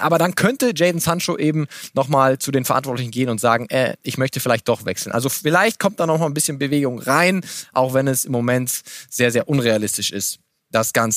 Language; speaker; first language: German; native; German